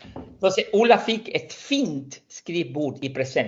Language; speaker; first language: Swedish; non-native, fluent; Spanish